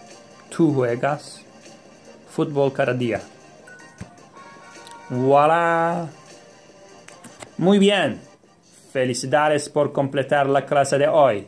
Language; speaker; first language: Spanish; non-native, learner; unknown